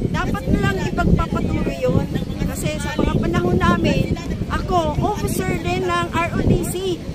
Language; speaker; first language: Filipino; non-native, local second language; Cebuano